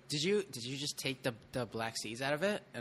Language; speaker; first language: English; native; English